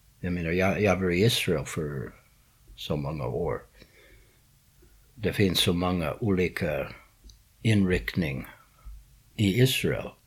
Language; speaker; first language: Swedish; non-native, fluent; English